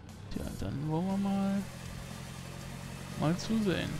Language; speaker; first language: German; native; German